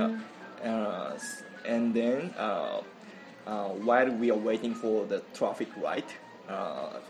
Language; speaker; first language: English; non-native, learner; Japanese